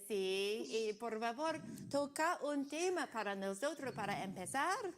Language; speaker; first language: Spanish; non-native, learner; Cantonese